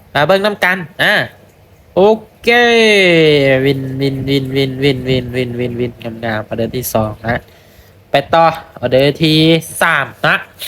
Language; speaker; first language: Thai; non-native, local second language; Lao